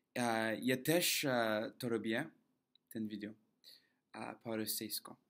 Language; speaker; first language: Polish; non-native, learner; English